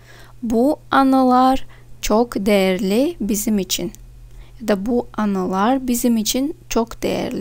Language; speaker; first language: Turkish; non-native, fluent; Russian